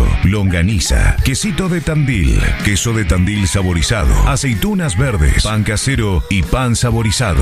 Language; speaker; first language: Spanish; native; Spanish